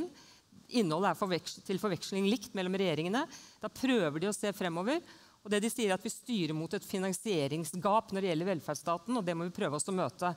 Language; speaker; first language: Norwegian; native; Norwegian